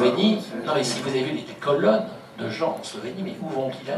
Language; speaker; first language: French; native; French